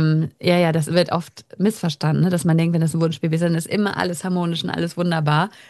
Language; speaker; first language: German; native; German